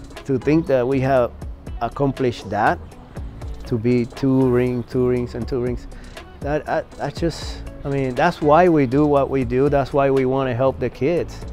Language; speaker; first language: English; non-native, fluent; Spanish